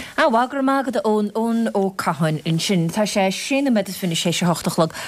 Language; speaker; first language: Irish; native; Irish